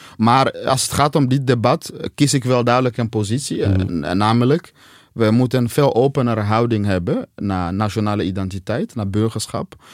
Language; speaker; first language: Dutch; non-native, fluent; Swahili